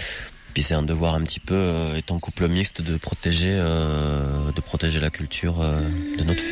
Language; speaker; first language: French; native; French